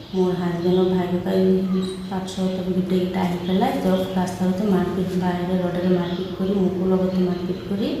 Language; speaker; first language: Assamese; non-native, local second language; Bangla